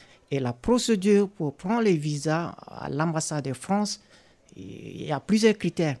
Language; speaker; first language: French; non-native, local second language; Sango